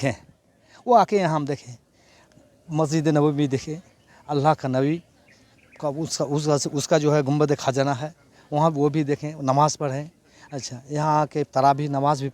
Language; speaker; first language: Hindi; non-native, local second language; Bangla